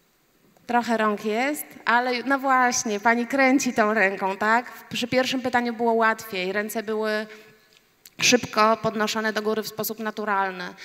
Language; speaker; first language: Polish; native; Polish